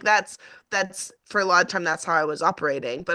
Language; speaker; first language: English; native; English